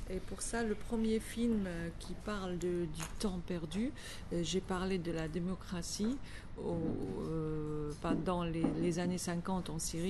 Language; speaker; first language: French; non-native, fluent; Arabic